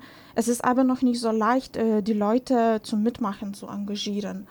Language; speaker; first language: German; non-native, fluent; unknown